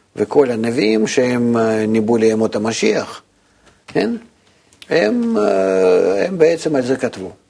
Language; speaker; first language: Hebrew; non-native, fluent; Russian